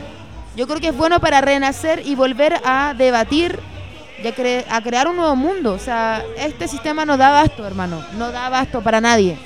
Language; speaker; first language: Spanish; early bilingual, heritage; Spanish